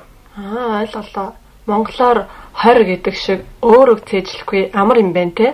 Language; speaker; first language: Mongolian; native; Mongolian